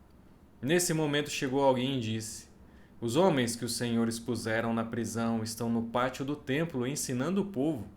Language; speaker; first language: Portuguese; native; Portuguese